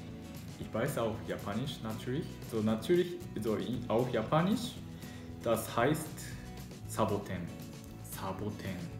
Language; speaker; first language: German; non-native, learner; Japanese